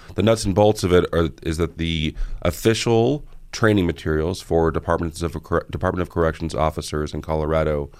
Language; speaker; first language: English; native; English